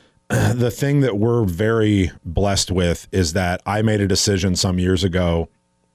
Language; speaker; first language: English; native; English